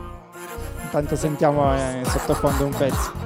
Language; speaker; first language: Italian; native; Italian